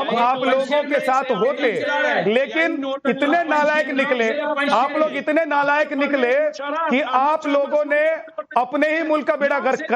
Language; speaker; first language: Hindi; native; Hindi